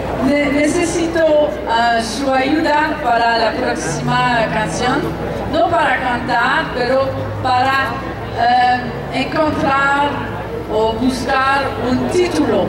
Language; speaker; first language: Spanish; non-native, learner; French